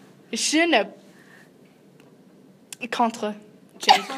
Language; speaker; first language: French; non-native, learner; English